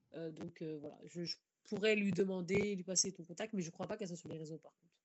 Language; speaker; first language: French; native; French